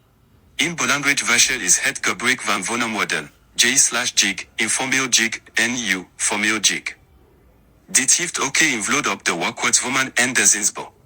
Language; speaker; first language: Dutch; non-native, learner; English